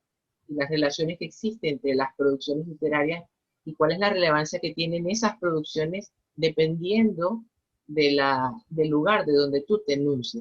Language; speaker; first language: Spanish; native; Spanish